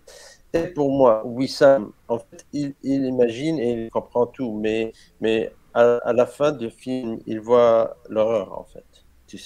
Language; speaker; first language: French; non-native, learner; Arabic